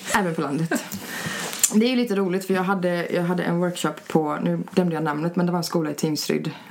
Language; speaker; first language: Swedish; early bilingual, other home language; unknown